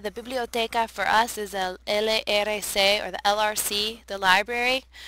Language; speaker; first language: English; native; English